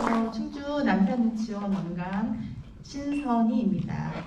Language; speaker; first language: Korean; native; Korean